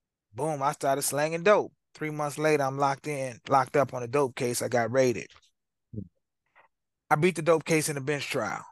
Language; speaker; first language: English; native; English